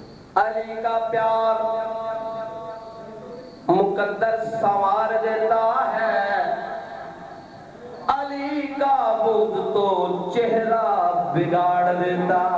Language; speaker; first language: Hindi; non-native, local second language; Punjabi